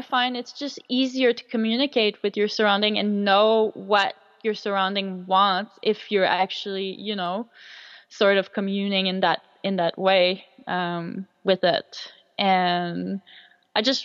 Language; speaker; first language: English; non-native, fluent; French